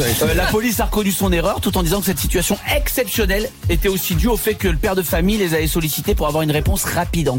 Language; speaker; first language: French; native; French